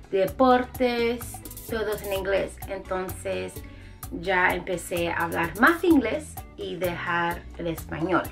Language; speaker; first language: Spanish; early bilingual, heritage; Spanish